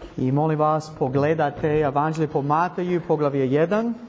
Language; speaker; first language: Croatian; non-native, learner; English